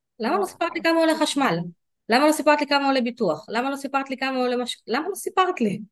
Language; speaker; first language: Hebrew; early bilingual, other home language; Russian